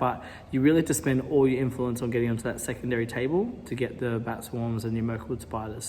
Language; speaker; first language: English; native; English